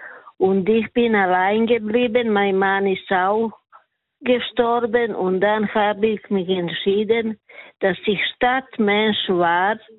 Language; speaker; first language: German; non-native, learner; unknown